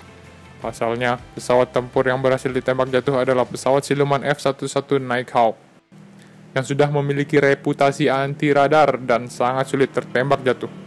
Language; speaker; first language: Indonesian; native; Indonesian